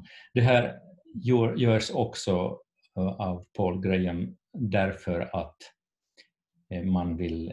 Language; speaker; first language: Swedish; non-native, fluent; Finnish